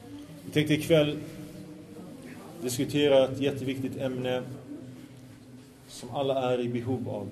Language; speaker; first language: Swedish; early bilingual, other home language; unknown